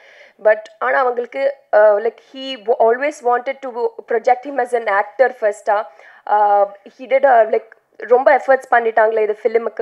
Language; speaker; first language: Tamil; non-native, learner; Telugu